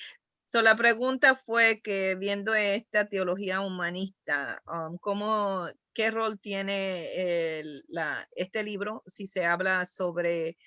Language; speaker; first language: Spanish; early bilingual, heritage; Spanish